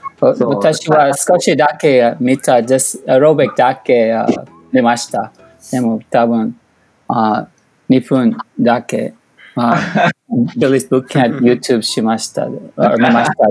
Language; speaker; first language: Japanese; non-native, learner; English